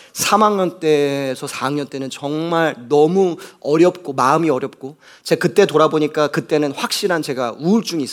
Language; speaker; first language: Korean; native; Korean